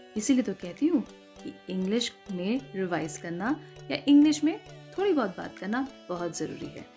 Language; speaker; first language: Hindi; native; Hindi